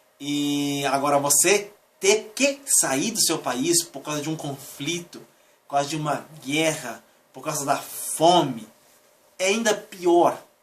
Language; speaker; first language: Portuguese; native; Portuguese